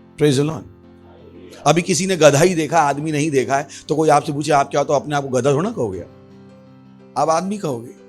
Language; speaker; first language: Hindi; native; Hindi